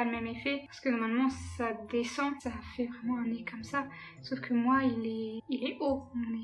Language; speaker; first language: French; native; French